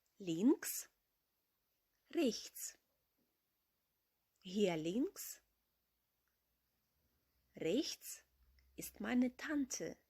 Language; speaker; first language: German; non-native, fluent; Ukrainian